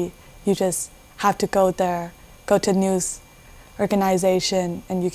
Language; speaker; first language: English; non-native, fluent; Chinese